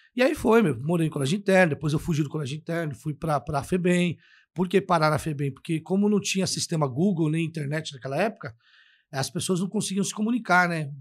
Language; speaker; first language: Portuguese; native; Portuguese